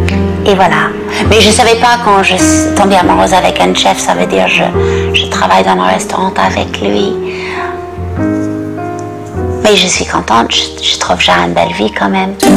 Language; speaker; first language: French; non-native, learner; English